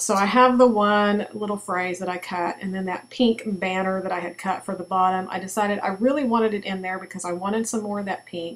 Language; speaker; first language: English; native; English